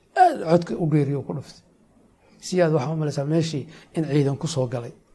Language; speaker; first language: Somali; native; Somali